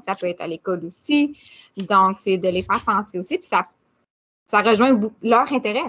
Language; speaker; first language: French; native; French